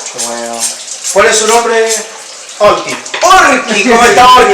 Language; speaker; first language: Spanish; native; Spanish